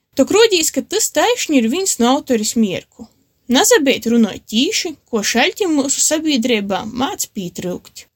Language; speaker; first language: Latvian; native; Latvian